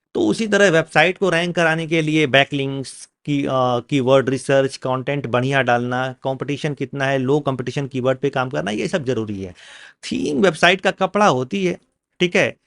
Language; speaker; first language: Hindi; native; Hindi